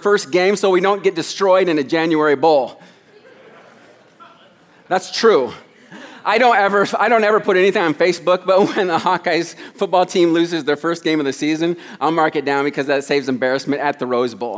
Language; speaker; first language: English; native; English